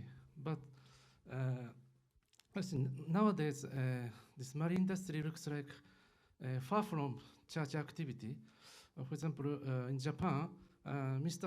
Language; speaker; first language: English; non-native, learner; Japanese